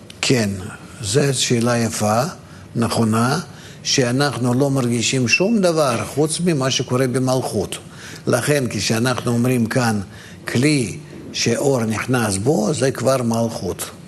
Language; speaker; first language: Hebrew; non-native, fluent; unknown